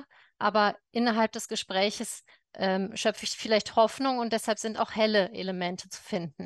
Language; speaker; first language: German; native; German